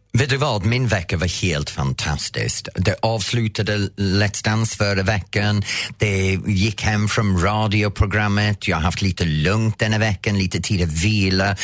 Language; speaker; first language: Swedish; non-native, fluent; English